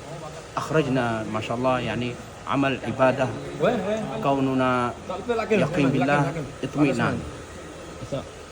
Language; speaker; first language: Arabic; non-native, learner; Malay